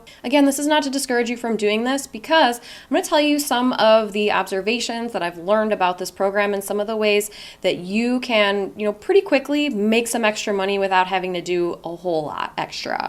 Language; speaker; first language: English; native; English